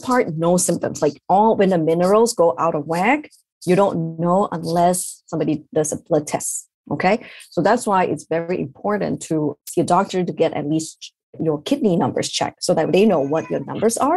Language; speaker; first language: English; non-native, local second language; Chinese